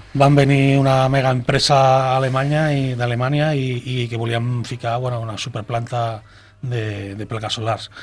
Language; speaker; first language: Catalan; non-native, local second language; Spanish